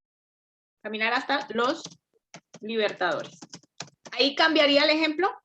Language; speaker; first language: Spanish; native; Spanish